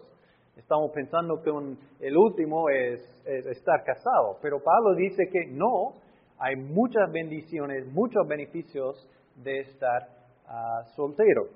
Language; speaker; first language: Spanish; non-native, fluent; English